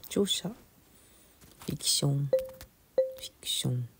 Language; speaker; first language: Japanese; non-native, learner; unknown